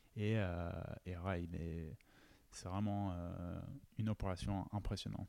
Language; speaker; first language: French; non-native, fluent; English